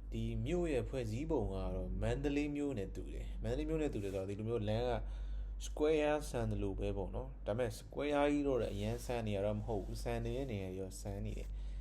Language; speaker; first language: Burmese; non-native, local second language; Chinese